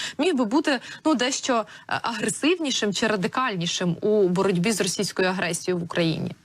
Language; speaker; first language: Ukrainian; native; Ukrainian